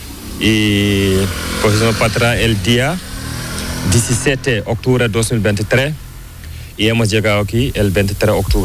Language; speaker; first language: Spanish; non-native, learner; Fula